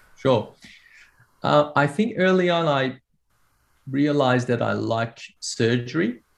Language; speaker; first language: English; non-native, fluent; Persian